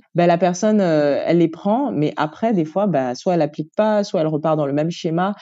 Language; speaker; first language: French; native; French